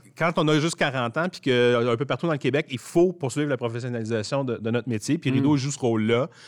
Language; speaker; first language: French; native; French